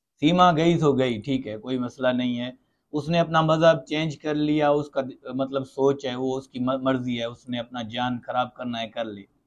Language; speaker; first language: Urdu; non-native, local second language; Sindhi